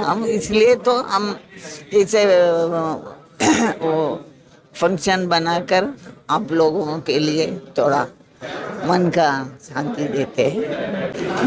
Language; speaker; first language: Hindi; non-native, local second language; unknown